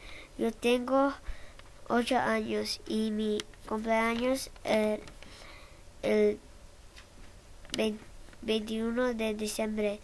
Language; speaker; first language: Spanish; non-native, learner; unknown